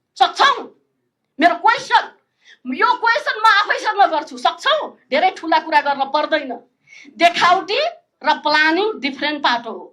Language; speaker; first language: Nepali; native; Nepali